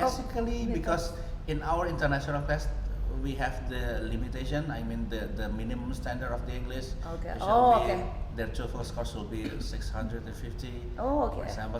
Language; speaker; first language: English; non-native, fluent; Indonesian